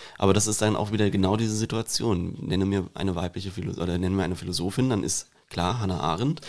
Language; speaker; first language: German; native; German